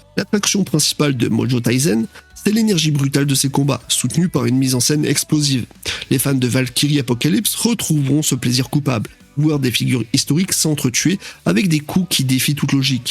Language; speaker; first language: French; native; French